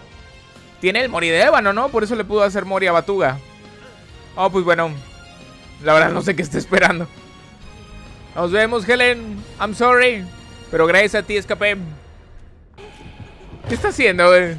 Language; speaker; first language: Spanish; native; Spanish